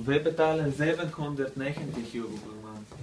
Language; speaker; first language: Dutch; non-native, learner; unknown